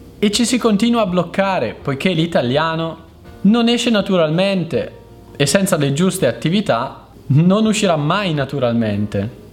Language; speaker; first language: Italian; native; Italian